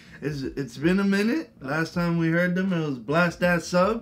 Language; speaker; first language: English; native; English